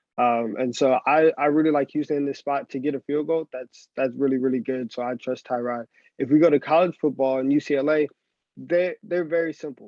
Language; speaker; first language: English; native; English